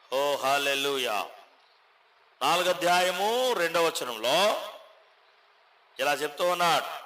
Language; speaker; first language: Telugu; native; Telugu